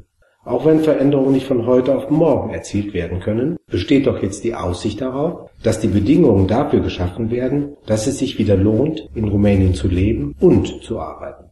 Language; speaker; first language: German; native; German